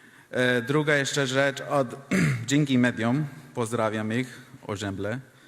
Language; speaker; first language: Polish; non-native, fluent; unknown